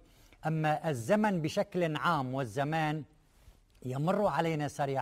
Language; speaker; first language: Arabic; native; Arabic